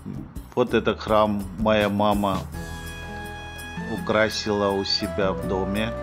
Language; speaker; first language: Russian; non-native, fluent; Hindi